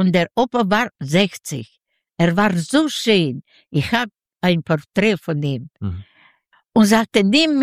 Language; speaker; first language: German; non-native, learner; Yiddish